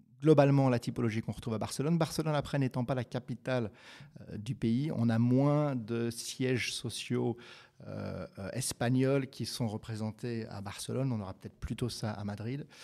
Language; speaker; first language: French; native; French